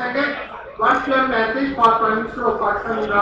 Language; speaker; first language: English; non-native, local second language; Urdu